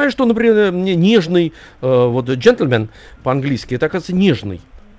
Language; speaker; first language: Russian; native; Russian